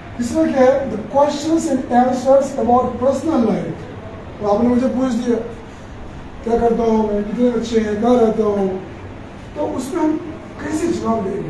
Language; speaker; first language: Hindi; native; Hindi